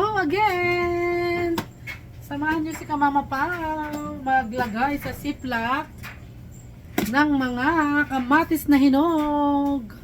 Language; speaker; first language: Filipino; native; Filipino